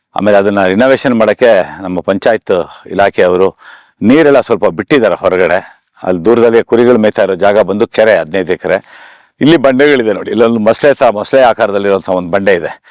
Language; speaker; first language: Kannada; native; Kannada